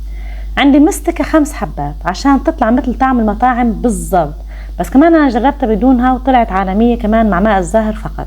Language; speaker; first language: Arabic; native; Arabic